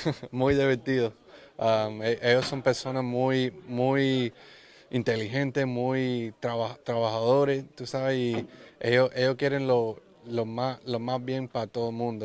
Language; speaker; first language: Spanish; early bilingual, other home language; English